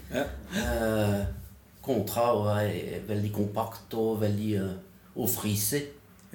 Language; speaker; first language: Norwegian; non-native, fluent; French